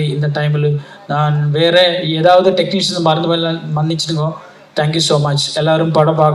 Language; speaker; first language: Tamil; non-native, learner; Malayalam